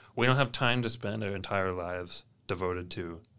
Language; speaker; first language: English; native; English